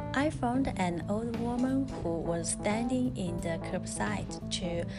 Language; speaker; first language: English; non-native, learner; Chinese